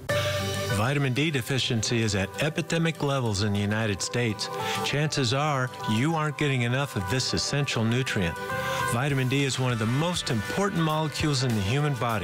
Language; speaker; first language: English; native; English